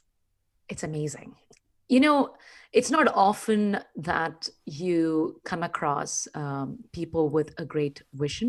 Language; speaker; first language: English; non-native, local second language; Malayalam